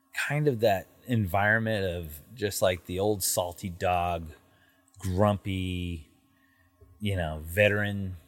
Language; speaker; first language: English; native; English